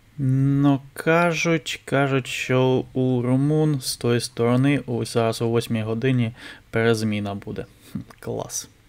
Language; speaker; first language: Ukrainian; non-native, local second language; Russian